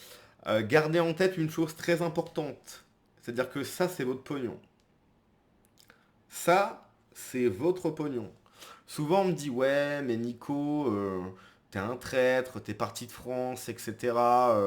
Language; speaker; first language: French; native; French